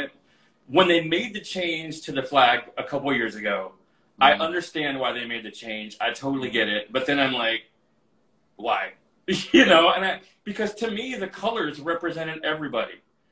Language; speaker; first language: English; native; English